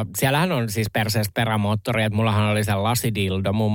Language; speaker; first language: Finnish; native; Finnish